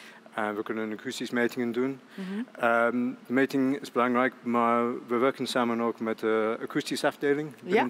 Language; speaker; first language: Dutch; non-native, fluent; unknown